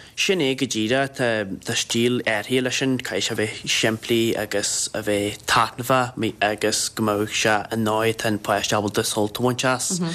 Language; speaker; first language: Irish; native; Irish